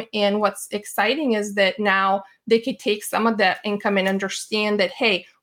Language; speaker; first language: English; non-native, fluent; Bulgarian